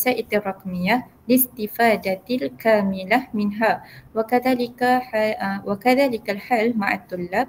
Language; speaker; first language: Arabic; non-native, learner; Malay